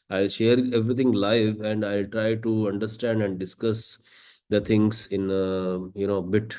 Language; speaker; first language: English; non-native, local second language; Punjabi